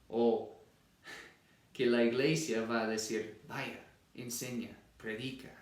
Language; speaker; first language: Spanish; non-native, fluent; English